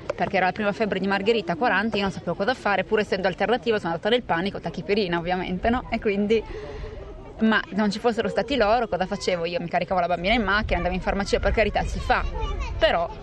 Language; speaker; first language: Italian; native; Italian